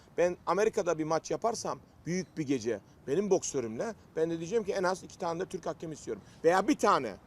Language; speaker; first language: Turkish; early bilingual, heritage; Turkish